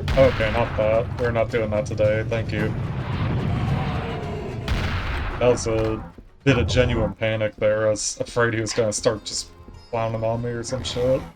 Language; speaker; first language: English; native; English